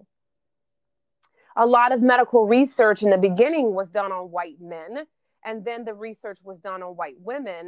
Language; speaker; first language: English; native; English